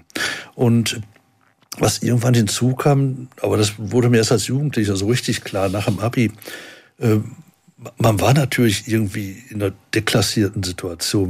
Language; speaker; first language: German; native; German